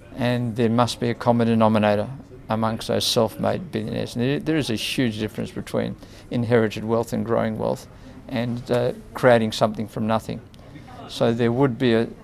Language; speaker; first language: English; native; English